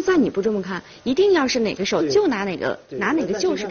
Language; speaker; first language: Chinese; native; Chinese